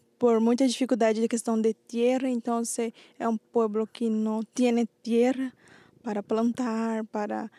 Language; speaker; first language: Spanish; non-native, learner; Guarani